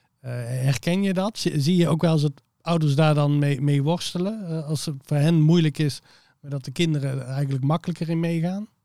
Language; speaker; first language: Dutch; native; Dutch